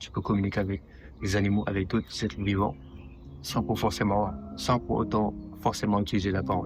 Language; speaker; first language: French; non-native, local second language; Wolof